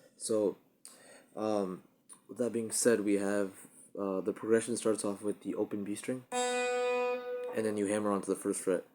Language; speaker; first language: English; native; English